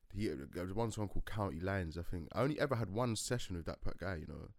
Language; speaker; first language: English; native; English